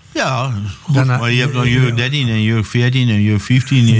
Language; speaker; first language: Dutch; native; Dutch